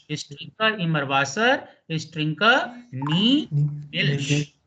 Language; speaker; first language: German; non-native, fluent; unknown